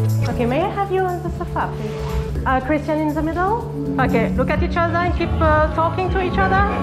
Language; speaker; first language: English; non-native, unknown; French